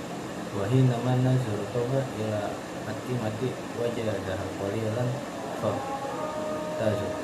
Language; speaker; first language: Arabic; non-native, learner; Indonesian